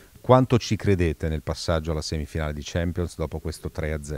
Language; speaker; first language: Italian; native; Italian